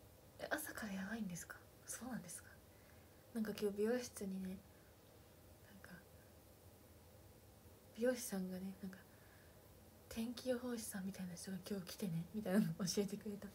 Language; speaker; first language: Japanese; native; Japanese